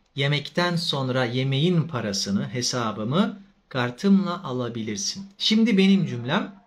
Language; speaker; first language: Turkish; native; Turkish